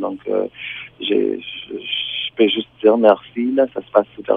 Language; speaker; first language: French; non-native, fluent; Tsonga